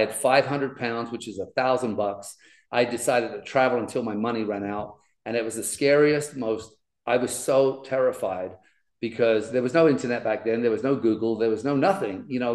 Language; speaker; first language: English; native; English